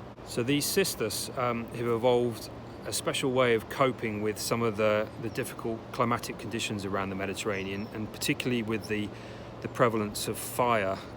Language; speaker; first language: English; native; English